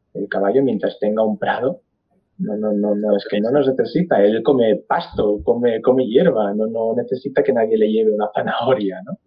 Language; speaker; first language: Spanish; native; Spanish